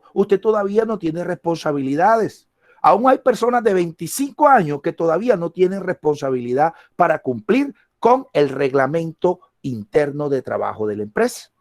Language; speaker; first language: Spanish; native; Spanish